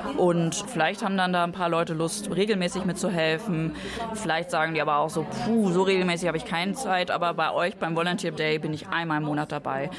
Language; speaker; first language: German; native; German